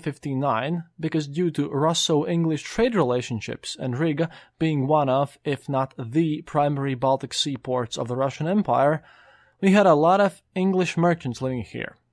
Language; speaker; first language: English; non-native, fluent; Latvian